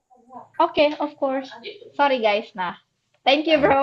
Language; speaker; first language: English; non-native, learner; Indonesian